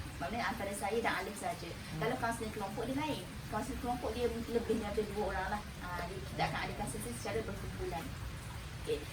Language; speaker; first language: Malay; native; Malay